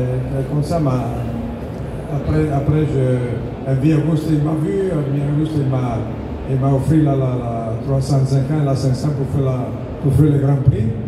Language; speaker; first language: French; non-native, learner; Italian